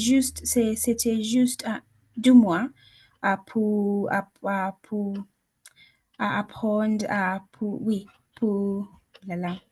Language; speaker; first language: French; non-native, learner; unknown